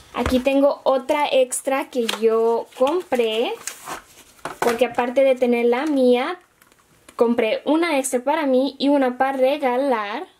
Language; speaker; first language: Spanish; early bilingual, heritage; Spanish